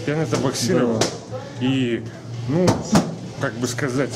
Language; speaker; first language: Russian; native; Russian